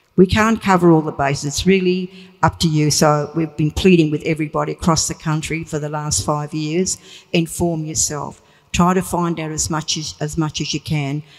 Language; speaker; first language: English; native; English